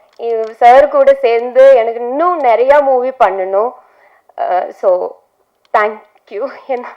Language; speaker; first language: Tamil; non-native, learner; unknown